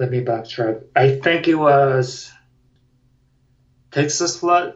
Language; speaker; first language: English; non-native, fluent; Japanese